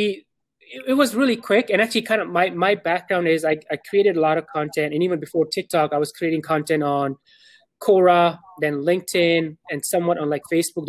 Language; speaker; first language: English; non-native, local second language; Urdu